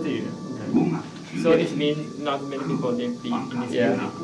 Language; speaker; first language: English; non-native, local second language; Chinese